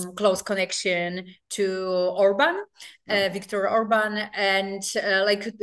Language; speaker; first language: English; non-native, fluent; Polish